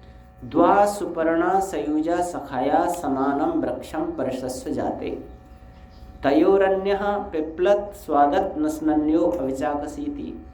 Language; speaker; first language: Hindi; native; Hindi